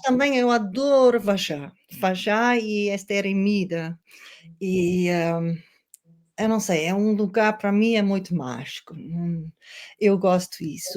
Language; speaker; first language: Portuguese; non-native, learner; Dutch